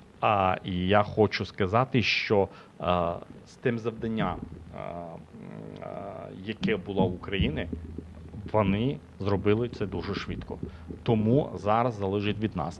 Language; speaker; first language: Ukrainian; non-native, local second language; Russian